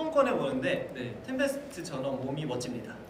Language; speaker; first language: Korean; native; Korean